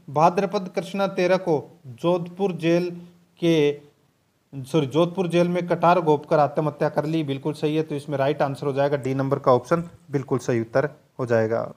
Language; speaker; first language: Hindi; native; Hindi